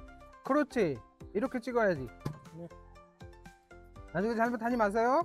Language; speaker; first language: Korean; non-native, learner; Bangla